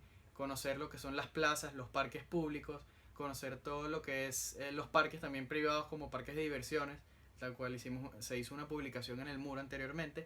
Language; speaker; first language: Spanish; native; Spanish